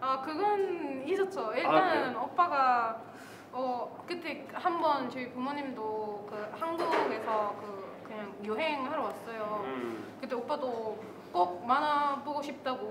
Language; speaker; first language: Korean; non-native, fluent; Indonesian